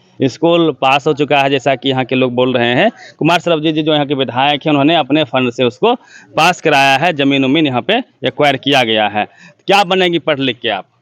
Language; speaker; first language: Hindi; native; Hindi